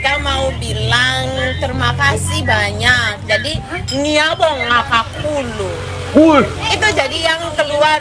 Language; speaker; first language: Indonesian; non-native, fluent; Shona